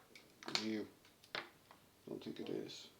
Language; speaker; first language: English; native; English